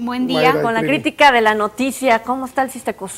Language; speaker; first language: Spanish; native; Spanish